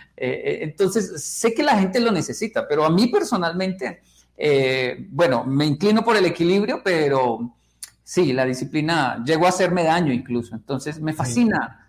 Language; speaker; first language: Spanish; native; Spanish